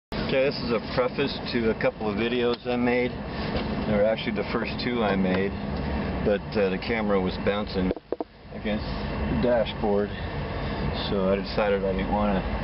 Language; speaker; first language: English; native; English